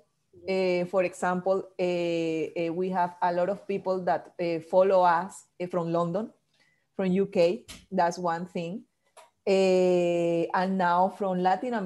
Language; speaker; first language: English; non-native, fluent; Spanish